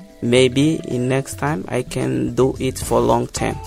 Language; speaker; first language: English; non-native, local second language; Portuguese